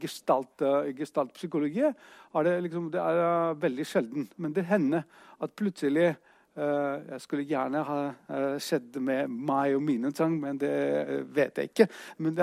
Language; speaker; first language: Norwegian; non-native, fluent; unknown